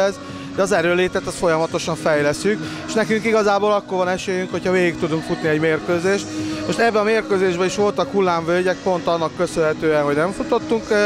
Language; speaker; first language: Hungarian; native; Hungarian